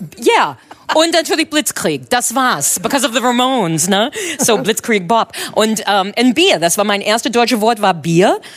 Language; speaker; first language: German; non-native, fluent; English